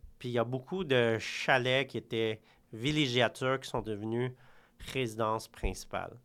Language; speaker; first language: French; early bilingual, other home language; Khmer